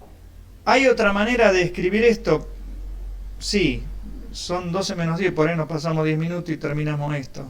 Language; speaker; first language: Spanish; native; Spanish